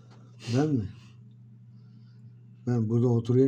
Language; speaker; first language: Turkish; non-native, learner; Kyrgyz